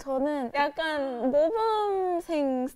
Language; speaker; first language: Korean; non-native, fluent; Spanish